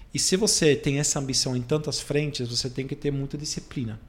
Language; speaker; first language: Portuguese; non-native, fluent; Dutch